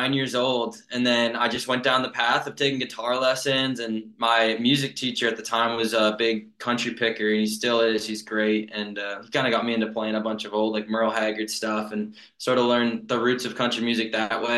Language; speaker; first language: English; native; English